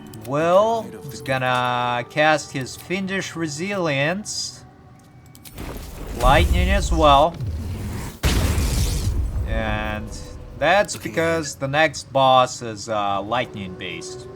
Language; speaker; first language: English; native; English